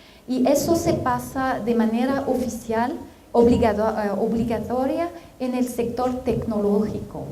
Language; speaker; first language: Spanish; non-native, fluent; French